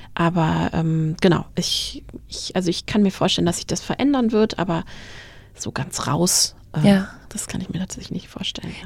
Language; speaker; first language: German; native; German